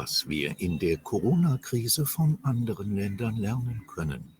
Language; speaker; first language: German; non-native, learner; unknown